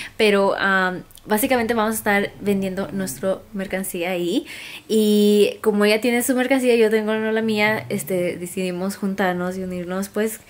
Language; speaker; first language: Spanish; early bilingual, heritage; Spanish